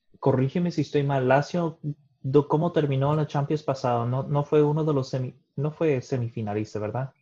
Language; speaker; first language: Spanish; early bilingual, heritage; Spanish